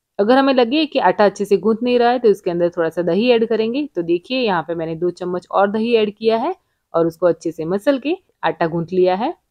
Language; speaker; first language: Hindi; non-native, local second language; Gujarati